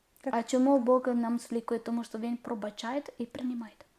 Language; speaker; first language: Ukrainian; non-native, learner; Malayalam